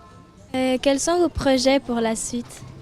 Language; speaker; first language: French; native; French